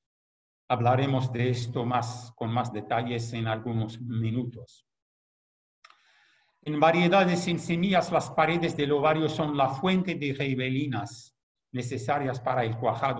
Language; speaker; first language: Spanish; non-native, fluent; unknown